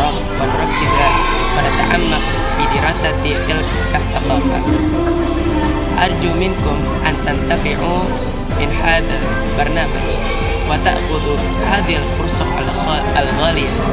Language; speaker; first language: Arabic; non-native, fluent; Indonesian